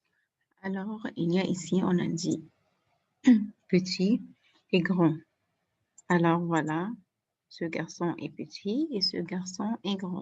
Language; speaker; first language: French; non-native, fluent; Arabic